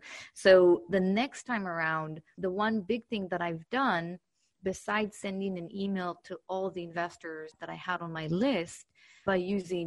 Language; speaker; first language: English; non-native, fluent; Hebrew